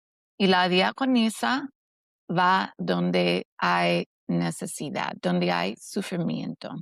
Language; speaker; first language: Spanish; non-native, fluent; English